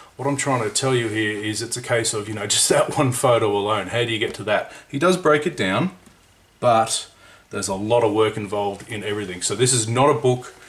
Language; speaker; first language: English; native; English